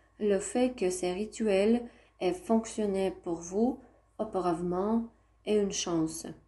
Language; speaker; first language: French; non-native, fluent; Russian